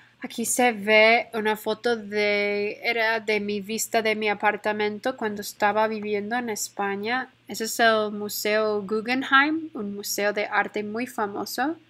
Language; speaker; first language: Spanish; non-native, fluent; English